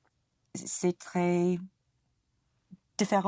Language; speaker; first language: French; non-native, learner; English